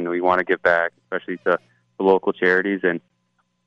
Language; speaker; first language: English; native; English